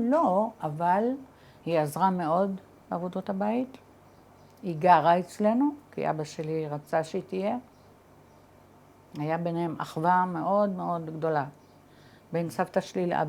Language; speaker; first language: Hebrew; early bilingual, other home language; Arabic